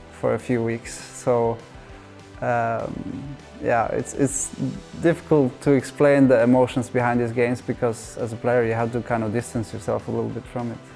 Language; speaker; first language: English; non-native, fluent; Norwegian